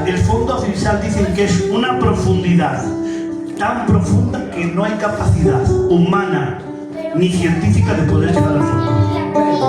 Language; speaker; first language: Spanish; native; Spanish